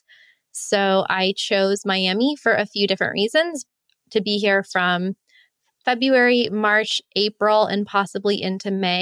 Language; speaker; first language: English; native; English